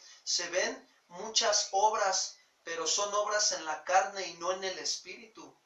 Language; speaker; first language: Spanish; native; Spanish